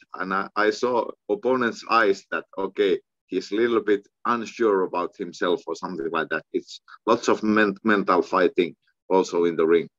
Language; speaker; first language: English; non-native, fluent; Finnish